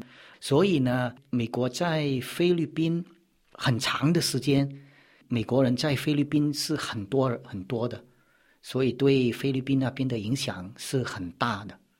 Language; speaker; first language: Chinese; early bilingual, heritage; Chinese